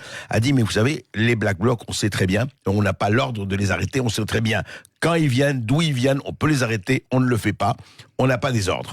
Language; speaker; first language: French; native; French